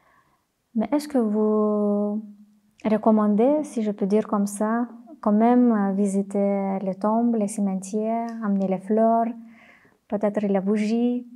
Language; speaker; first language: French; non-native, fluent; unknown